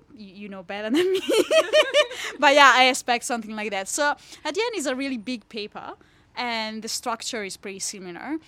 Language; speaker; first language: English; non-native, fluent; Italian